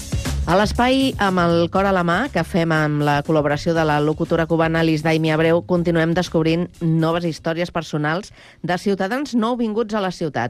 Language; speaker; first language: Catalan; native; Catalan